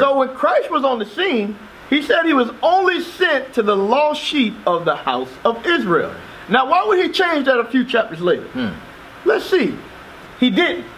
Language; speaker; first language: English; native; English